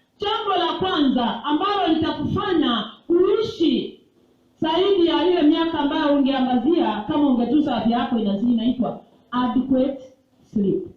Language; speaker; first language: Swahili; non-native, local second language; Gusii